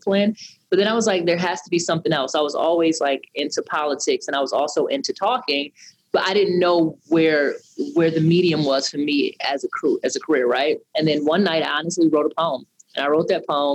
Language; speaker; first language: English; native; English